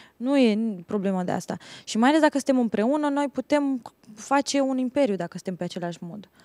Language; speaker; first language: Romanian; native; Romanian